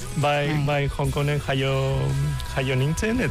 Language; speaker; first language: Basque; non-native, fluent; Cantonese